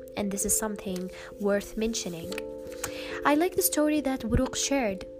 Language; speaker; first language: English; non-native, fluent; Arabic